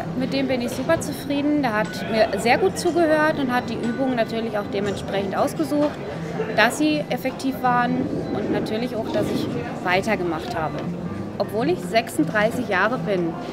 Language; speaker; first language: German; native; German